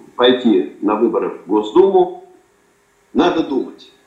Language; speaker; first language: Russian; native; Russian